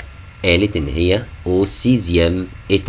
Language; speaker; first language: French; non-native, fluent; Arabic